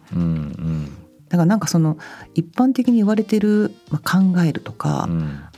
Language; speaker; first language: Japanese; native; Japanese